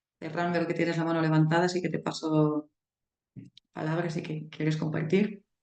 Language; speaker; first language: Spanish; non-native, fluent; Italian